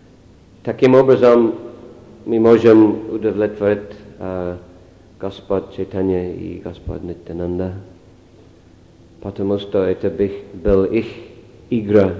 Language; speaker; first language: Russian; non-native, fluent; English